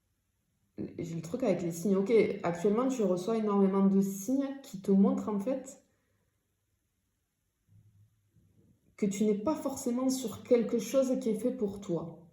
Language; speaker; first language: French; native; French